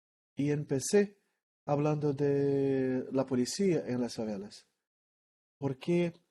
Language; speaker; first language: Spanish; non-native, learner; Portuguese